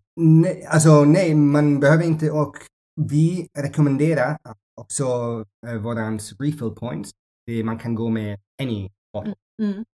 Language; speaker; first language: Swedish; non-native, learner; Amharic